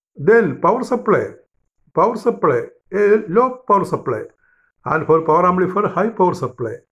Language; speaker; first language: English; non-native, local second language; Malayalam